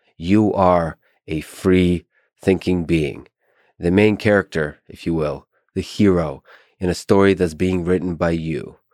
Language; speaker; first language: English; early bilingual, other home language; Russian